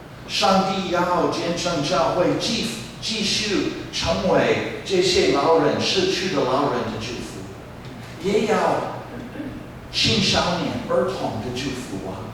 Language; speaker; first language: Chinese; non-native, fluent; English